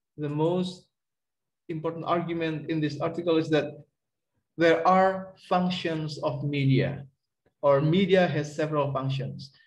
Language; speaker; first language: English; non-native, fluent; Indonesian